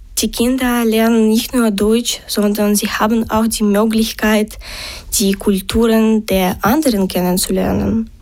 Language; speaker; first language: German; non-native, learner; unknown